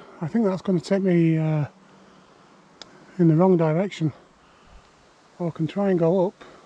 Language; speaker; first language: English; native; English